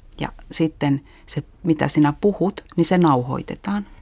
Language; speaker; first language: Finnish; native; Finnish